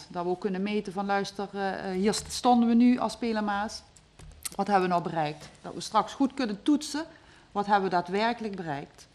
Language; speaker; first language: Dutch; native; Dutch